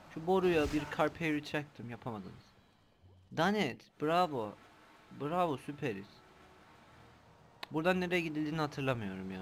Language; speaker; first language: Turkish; native; Turkish